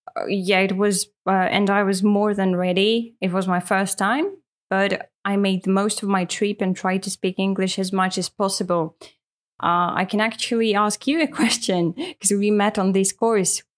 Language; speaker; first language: English; non-native, fluent; Russian